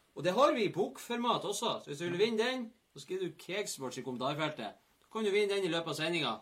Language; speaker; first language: Norwegian; native; Norwegian